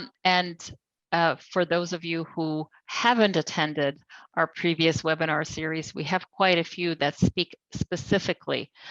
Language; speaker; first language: English; non-native, fluent; Polish